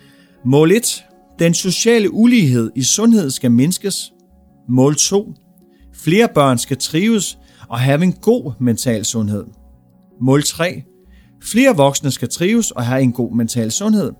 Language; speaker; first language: Danish; native; Danish